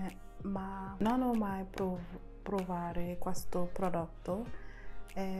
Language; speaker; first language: Italian; non-native, learner; English